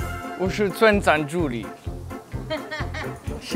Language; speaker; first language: Chinese; non-native, learner; French